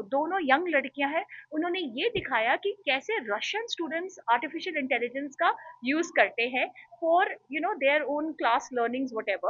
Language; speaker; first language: Hindi; native; Hindi